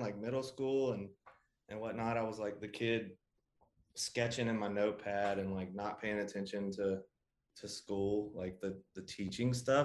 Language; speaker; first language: English; native; English